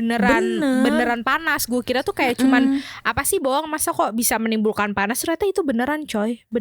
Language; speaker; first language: Indonesian; native; Indonesian